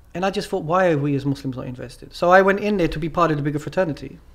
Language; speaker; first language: English; native; English